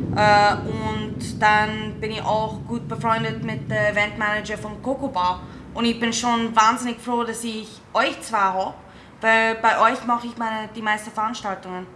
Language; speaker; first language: German; non-native, fluent; English